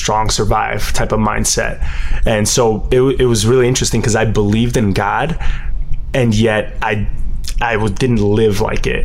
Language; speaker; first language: English; native; English